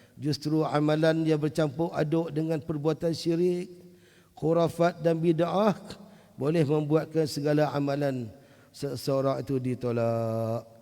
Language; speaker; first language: Malay; native; Malay